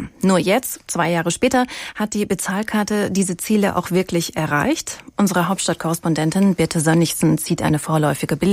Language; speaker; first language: German; native; German